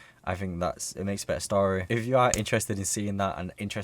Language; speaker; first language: English; native; English